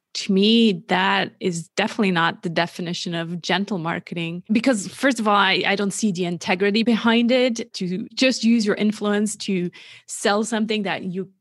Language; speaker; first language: English; non-native, fluent; German